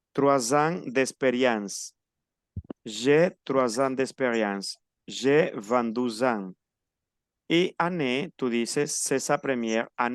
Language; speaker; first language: French; non-native, fluent; Spanish